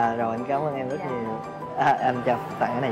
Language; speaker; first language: Vietnamese; native; Vietnamese